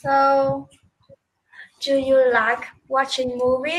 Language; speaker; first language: English; non-native, learner; Vietnamese